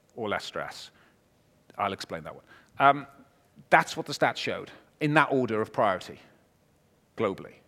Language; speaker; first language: English; native; English